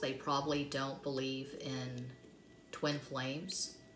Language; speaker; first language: English; native; English